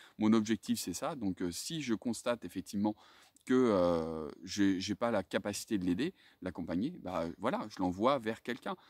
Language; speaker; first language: French; native; French